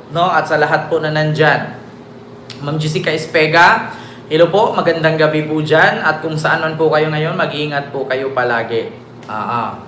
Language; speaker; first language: Filipino; native; Filipino